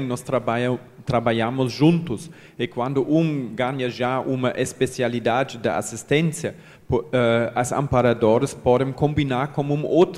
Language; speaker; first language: Portuguese; non-native, learner; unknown